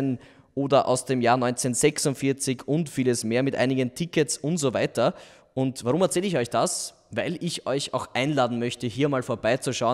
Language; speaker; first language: German; native; German